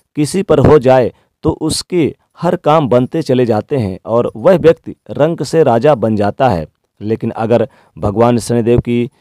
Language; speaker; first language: Hindi; native; Hindi